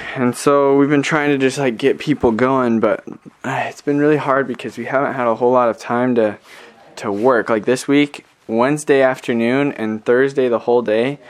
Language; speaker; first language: English; native; English